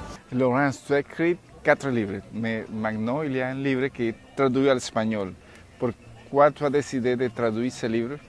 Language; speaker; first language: French; non-native, learner; Spanish